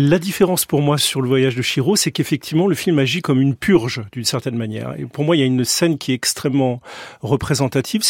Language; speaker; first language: French; native; French